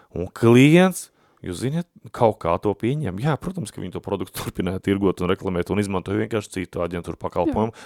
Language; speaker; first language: Latvian; native; Latvian